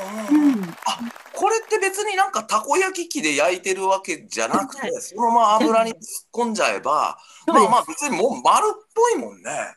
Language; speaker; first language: Japanese; native; Japanese